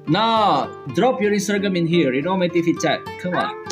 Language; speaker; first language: English; non-native, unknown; Indonesian